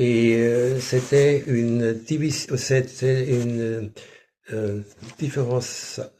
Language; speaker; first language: French; non-native, fluent; German